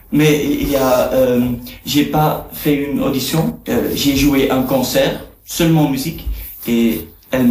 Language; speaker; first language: French; non-native, learner; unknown